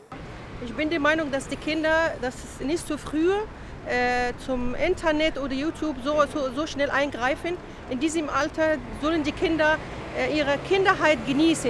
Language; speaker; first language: German; non-native, fluent; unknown